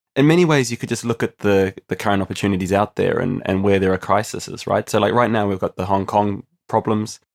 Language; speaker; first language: English; native; English